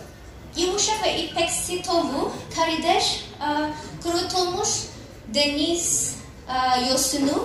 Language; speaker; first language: Turkish; non-native, learner; Indonesian